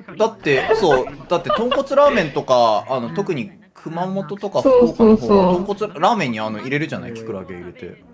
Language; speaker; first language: Japanese; native; Japanese